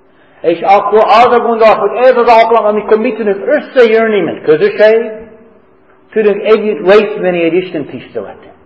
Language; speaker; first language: Hungarian; non-native, fluent; English